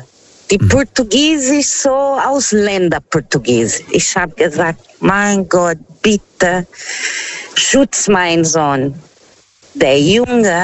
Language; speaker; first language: German; non-native, fluent; Portuguese